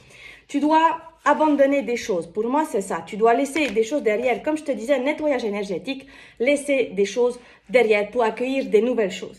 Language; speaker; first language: French; native; French